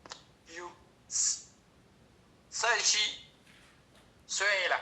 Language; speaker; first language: Chinese; non-native, learner; Amharic